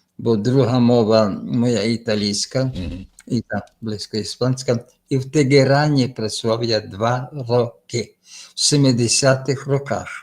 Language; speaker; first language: Ukrainian; native; Ukrainian